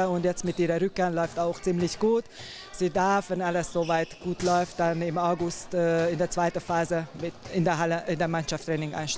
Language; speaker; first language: German; non-native, fluent; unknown